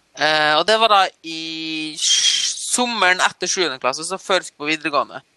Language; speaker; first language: Norwegian; early bilingual, other home language; German